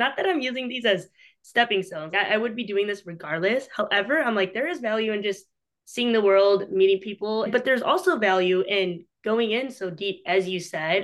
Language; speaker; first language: English; native; English